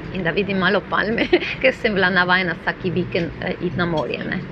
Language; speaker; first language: Slovenian; non-native, fluent; Spanish